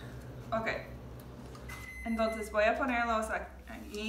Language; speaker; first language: Spanish; non-native, learner; English